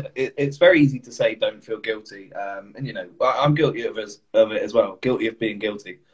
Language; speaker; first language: English; native; English